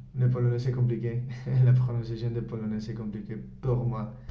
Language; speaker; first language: French; non-native, learner; Spanish